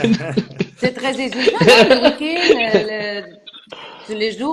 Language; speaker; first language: French; non-native, learner; Portuguese